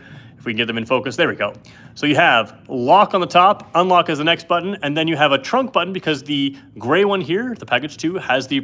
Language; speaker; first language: English; native; English